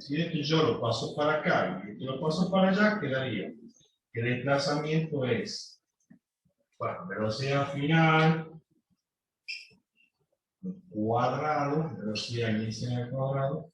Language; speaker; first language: Spanish; native; Spanish